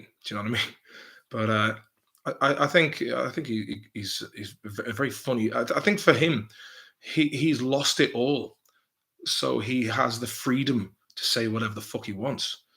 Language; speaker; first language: English; native; English